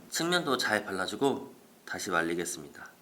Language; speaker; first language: Korean; native; Korean